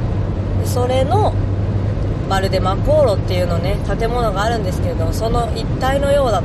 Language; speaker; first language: Japanese; native; Japanese